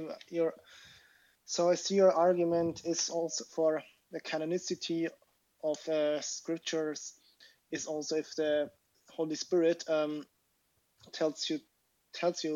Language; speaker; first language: English; non-native, fluent; German